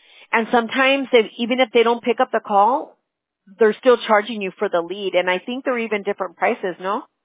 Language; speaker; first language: English; early bilingual, other home language; Spanish